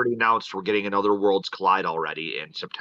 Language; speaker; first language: English; native; English